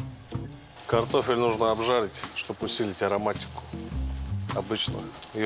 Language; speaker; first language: Russian; native; Russian